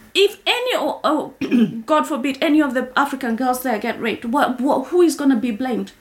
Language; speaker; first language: English; non-native, local second language; Kikuyu